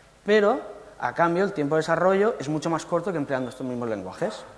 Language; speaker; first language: Spanish; native; Spanish